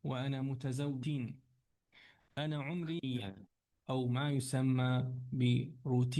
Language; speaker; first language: Arabic; non-native, fluent; Chechen